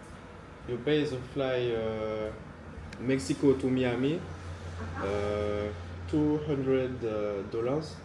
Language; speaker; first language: English; non-native, learner; French